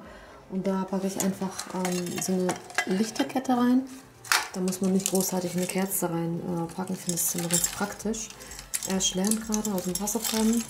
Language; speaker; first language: German; native; German